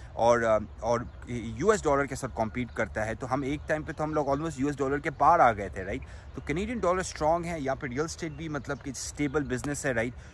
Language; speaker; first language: Hindi; native; Hindi